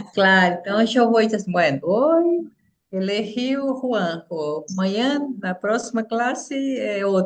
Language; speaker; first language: Portuguese; non-native, fluent; Spanish